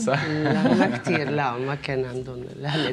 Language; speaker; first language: Arabic; native; Arabic